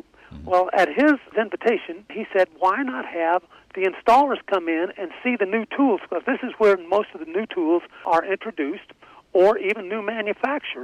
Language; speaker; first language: English; native; English